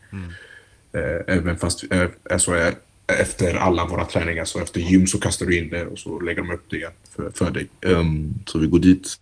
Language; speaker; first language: Swedish; early bilingual, other home language; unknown